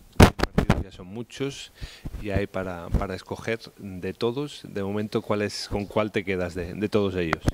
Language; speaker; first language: Spanish; native; Spanish